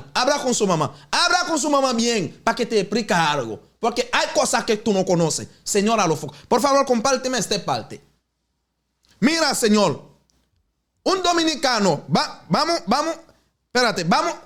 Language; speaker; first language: Spanish; non-native, learner; Haitian Creole